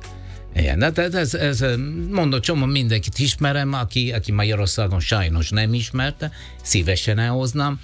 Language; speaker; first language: Hungarian; non-native, learner; Italian